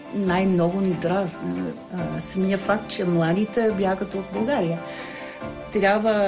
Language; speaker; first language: Bulgarian; non-native, fluent; Dutch